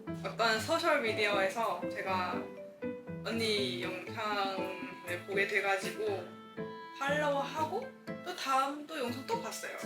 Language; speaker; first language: Korean; non-native, fluent; Chinese